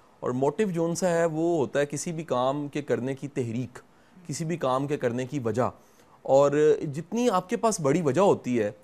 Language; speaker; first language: Urdu; non-native, local second language; Punjabi